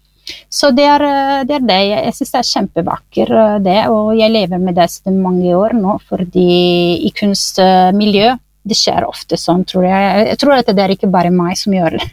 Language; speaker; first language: Norwegian; non-native, fluent; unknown